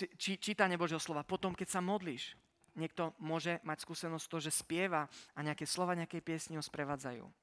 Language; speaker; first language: Slovak; early bilingual, heritage; Slovak